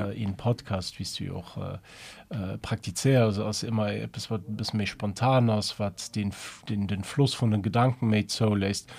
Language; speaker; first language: Luxembourgish; early bilingual, other home language; German